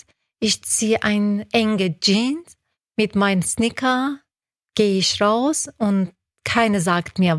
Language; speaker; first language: German; non-native, fluent; Persian